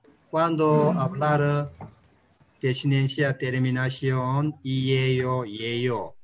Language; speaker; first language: Spanish; non-native, learner; Korean